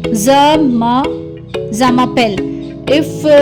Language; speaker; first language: French; non-native, fluent; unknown